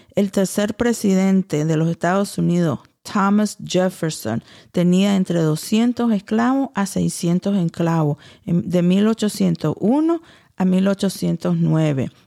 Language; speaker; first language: Spanish; early bilingual, heritage; Spanish